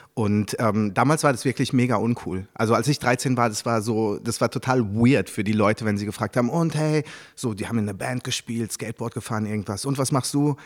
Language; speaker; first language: German; early bilingual, other home language; French